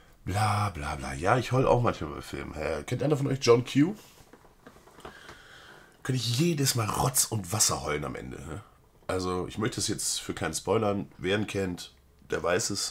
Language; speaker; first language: German; native; German